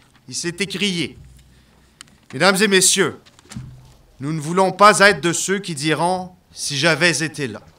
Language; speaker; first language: French; native; French